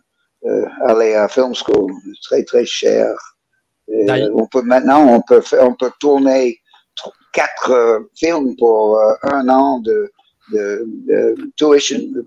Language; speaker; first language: French; non-native, learner; English